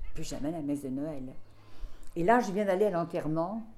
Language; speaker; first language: French; native; French